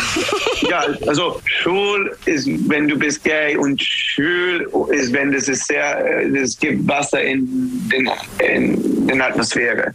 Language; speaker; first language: German; non-native, learner; English